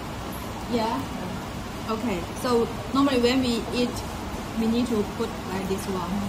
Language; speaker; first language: English; non-native, learner; Chinese